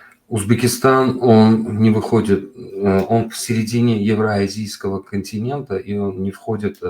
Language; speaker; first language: Russian; non-native, local second language; Uzbek